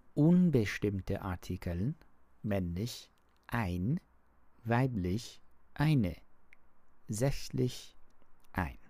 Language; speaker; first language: German; non-native, learner; English